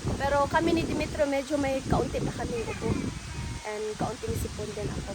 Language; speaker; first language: Filipino; non-native, local second language; Cebuano